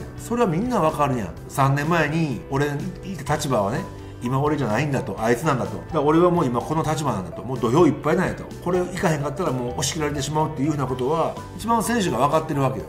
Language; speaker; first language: Japanese; native; Japanese